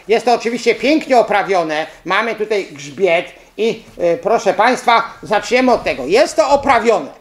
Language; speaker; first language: Polish; native; Polish